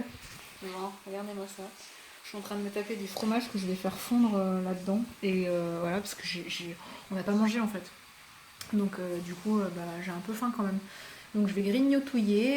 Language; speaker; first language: French; native; French